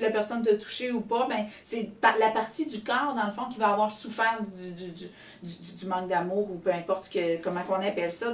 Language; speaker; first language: French; native; French